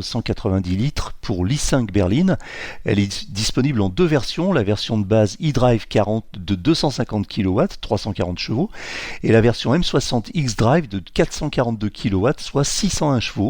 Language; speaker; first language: French; native; French